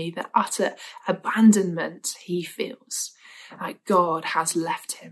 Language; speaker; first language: English; native; English